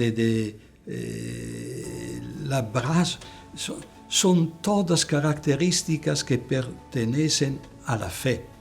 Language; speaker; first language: Spanish; non-native, fluent; Italian